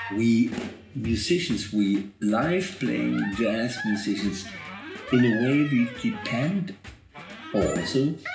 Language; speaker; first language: English; non-native, fluent; German